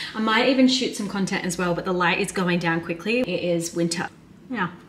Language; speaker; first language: English; native; English